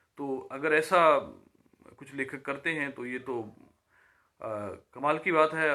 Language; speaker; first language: Hindi; native; Hindi